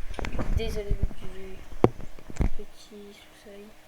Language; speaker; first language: French; native; French